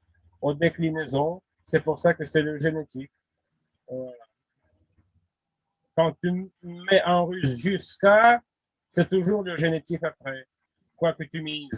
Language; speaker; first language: French; non-native, fluent; Russian